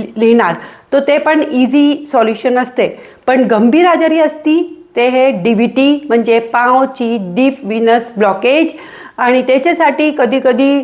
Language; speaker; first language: Marathi; non-native, local second language; Hindi